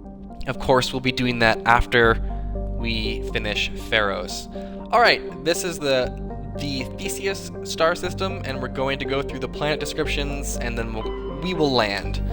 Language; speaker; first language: English; native; English